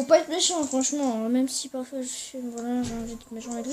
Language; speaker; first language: French; native; French